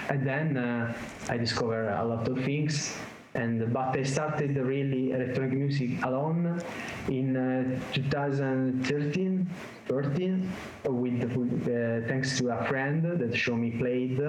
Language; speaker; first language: English; non-native, learner; Italian